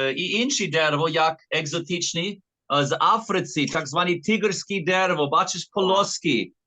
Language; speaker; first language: Ukrainian; early bilingual, heritage; Ukrainian